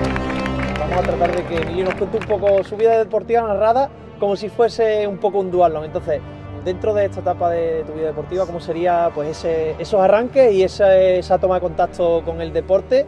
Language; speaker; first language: Spanish; native; Spanish